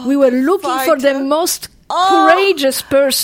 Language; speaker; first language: English; non-native, fluent; Polish